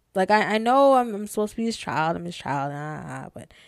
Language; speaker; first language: English; native; English